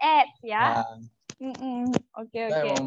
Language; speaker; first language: English; non-native, learner; Malay